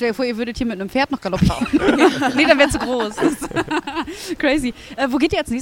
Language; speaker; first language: German; native; German